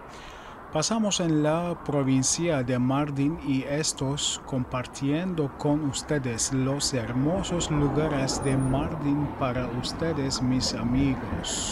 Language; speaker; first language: Spanish; non-native, learner; Turkish